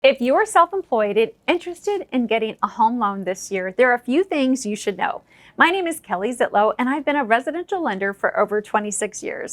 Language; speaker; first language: English; native; English